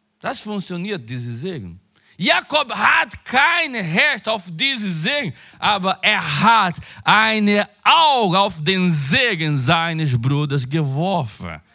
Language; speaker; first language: German; non-native, learner; Portuguese